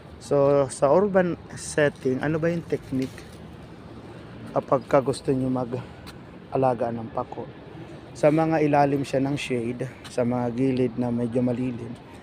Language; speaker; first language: Filipino; non-native, local second language; Bikol